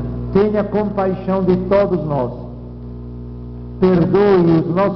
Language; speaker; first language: Portuguese; native; Portuguese